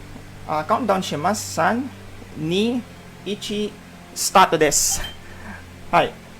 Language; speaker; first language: Japanese; non-native, learner; Filipino